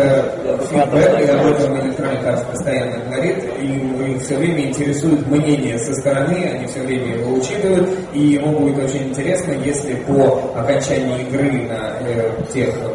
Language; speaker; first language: Russian; native; Russian